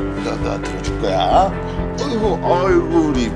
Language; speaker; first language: Korean; native; Korean